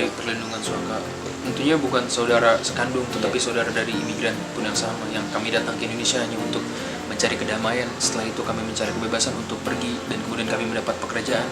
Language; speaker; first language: Indonesian; non-native, fluent; Arabic